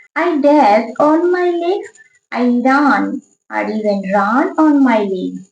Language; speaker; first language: English; non-native, local second language; Bangla